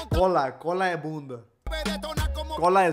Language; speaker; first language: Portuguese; non-native, fluent; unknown